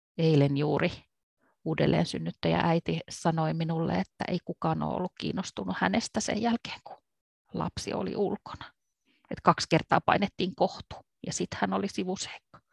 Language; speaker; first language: Finnish; native; Finnish